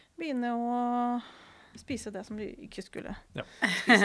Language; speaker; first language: Norwegian; non-native, fluent; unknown